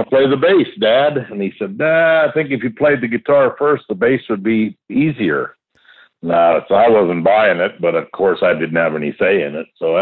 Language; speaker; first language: English; native; English